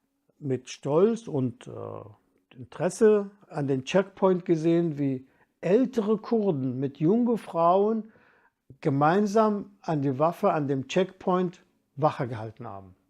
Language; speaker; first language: German; non-native, fluent; Kurdish